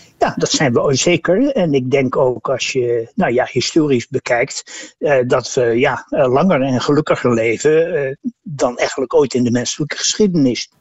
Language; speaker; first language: Dutch; native; Dutch